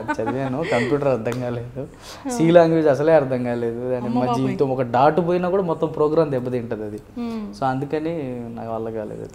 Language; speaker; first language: Telugu; native; Telugu